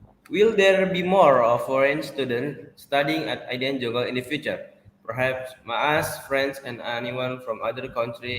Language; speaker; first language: English; non-native, learner; Indonesian